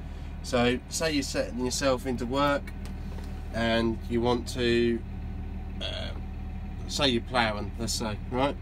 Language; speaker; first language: English; native; English